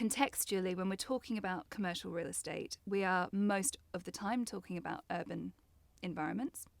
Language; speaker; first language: English; native; English